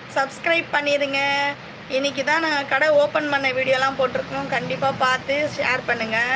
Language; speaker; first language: Tamil; native; Tamil